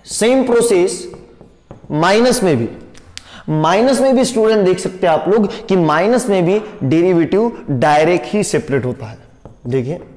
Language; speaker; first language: Hindi; non-native, local second language; Marathi